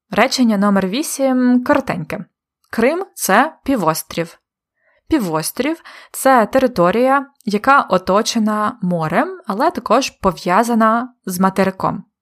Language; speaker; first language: Ukrainian; native; Ukrainian